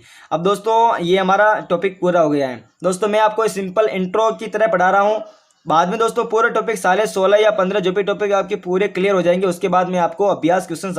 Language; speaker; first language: Hindi; native; Hindi